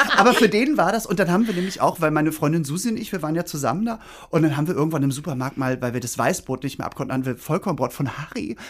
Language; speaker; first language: German; native; German